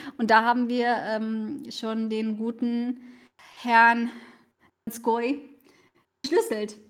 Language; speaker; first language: German; early bilingual, other home language; Russian